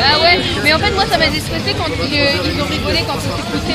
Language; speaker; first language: French; native; French